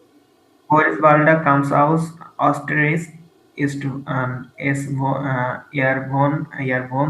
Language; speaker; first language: German; non-native, learner; Bangla